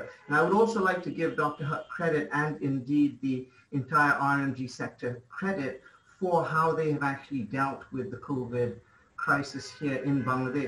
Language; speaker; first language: English; non-native, local second language; Bangla